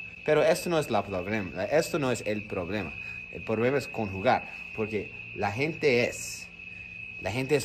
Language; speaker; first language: Spanish; non-native, fluent; English